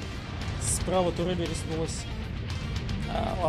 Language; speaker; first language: Russian; native; Russian